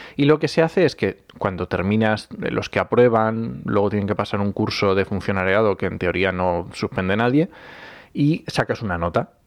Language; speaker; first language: Spanish; native; Spanish